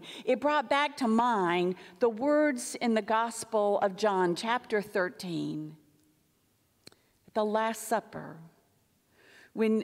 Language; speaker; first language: English; native; English